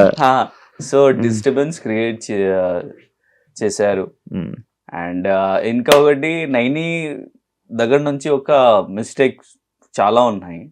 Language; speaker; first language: Telugu; non-native, learner; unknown